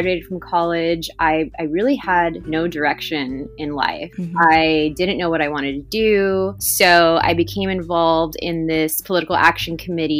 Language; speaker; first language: English; native; English